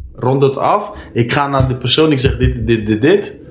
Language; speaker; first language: Dutch; early bilingual, heritage; Dutch